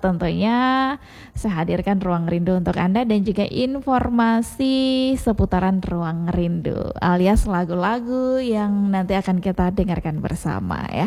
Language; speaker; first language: Indonesian; native; Indonesian